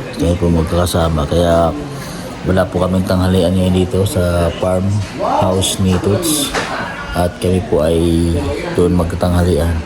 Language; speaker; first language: Filipino; non-native, local second language; Cebuano